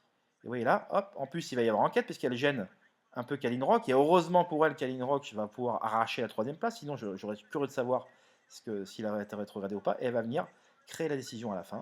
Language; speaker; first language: French; native; French